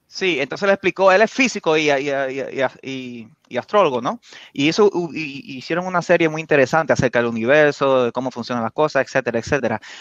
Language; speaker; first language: Spanish; early bilingual, heritage; Spanish